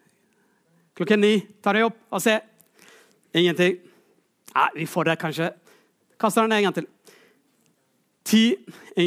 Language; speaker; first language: Norwegian; non-native, fluent; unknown